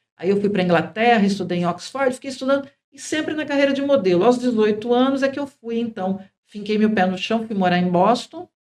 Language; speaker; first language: Portuguese; native; Portuguese